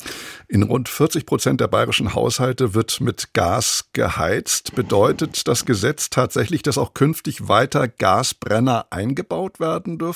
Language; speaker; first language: German; native; German